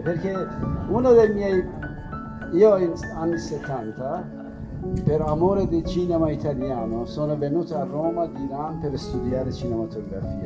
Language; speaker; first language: Italian; non-native, fluent; Persian